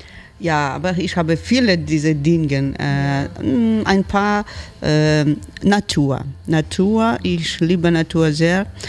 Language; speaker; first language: German; non-native, learner; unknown